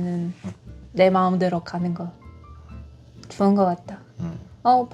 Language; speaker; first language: Korean; non-native, fluent; Russian